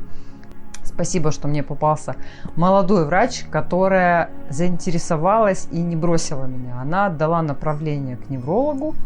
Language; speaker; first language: Russian; native; Russian